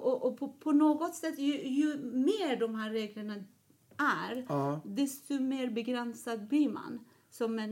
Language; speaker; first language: Swedish; non-native, fluent; Persian